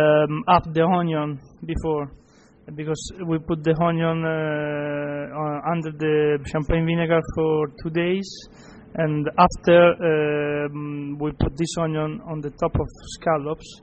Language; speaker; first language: English; non-native, fluent; Italian